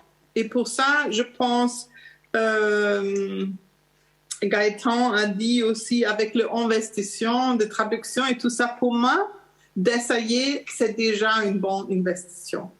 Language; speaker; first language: French; non-native, fluent; German